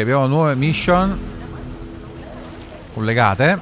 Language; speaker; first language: Italian; native; Italian